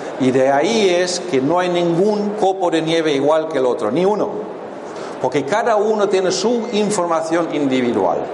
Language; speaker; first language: Spanish; non-native, fluent; German